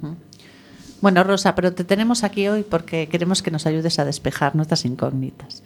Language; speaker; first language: Spanish; native; Spanish